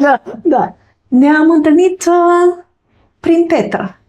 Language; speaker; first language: Romanian; non-native, fluent; German